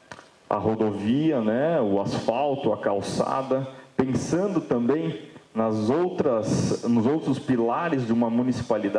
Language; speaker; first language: Portuguese; native; Portuguese